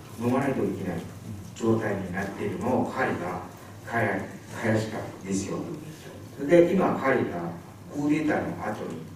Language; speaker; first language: Japanese; non-native, fluent; Burmese